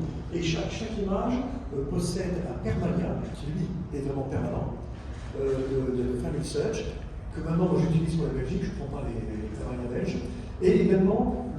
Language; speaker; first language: French; native; French